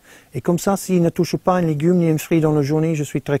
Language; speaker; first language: French; non-native, fluent; English